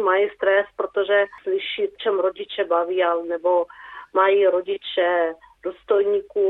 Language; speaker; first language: Czech; early bilingual, heritage; Czech